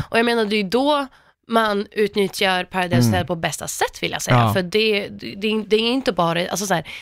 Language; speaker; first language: Swedish; native; Swedish